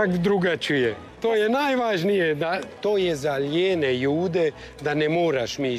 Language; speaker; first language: Serbian; native; Serbian